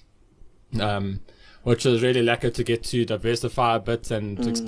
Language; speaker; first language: English; native; English